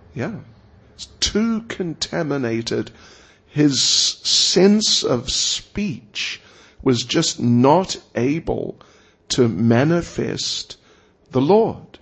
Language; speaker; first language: English; native; English